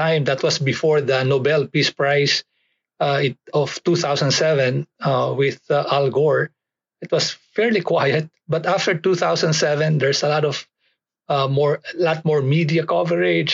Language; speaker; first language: English; non-native, local second language; Filipino